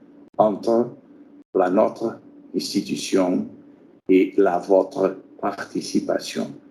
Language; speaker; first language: French; non-native, fluent; Portuguese